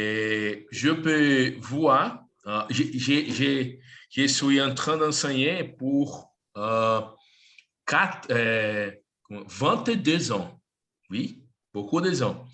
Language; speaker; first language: French; non-native, learner; Portuguese